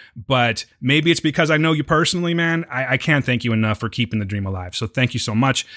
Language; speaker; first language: English; native; English